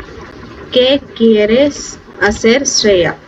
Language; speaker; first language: Spanish; non-native, fluent; Telugu